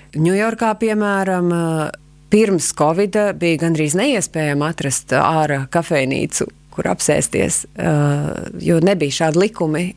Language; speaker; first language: Latvian; native; Latvian